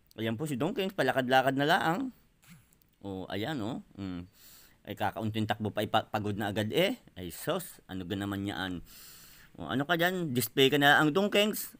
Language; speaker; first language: Filipino; native; Filipino